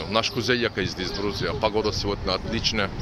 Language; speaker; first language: Russian; non-native, local second language; Turkish